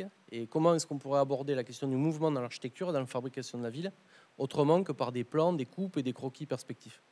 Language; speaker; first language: French; native; French